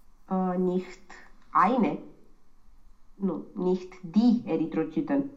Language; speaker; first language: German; non-native, learner; Romanian